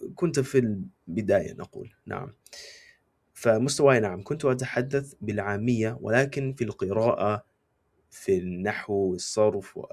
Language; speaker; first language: Arabic; non-native, fluent; English